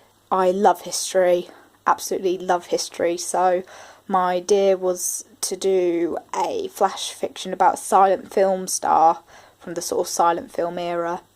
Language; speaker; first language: English; native; English